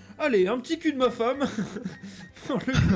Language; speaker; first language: French; native; French